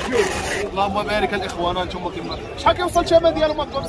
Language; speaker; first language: Arabic; native; Arabic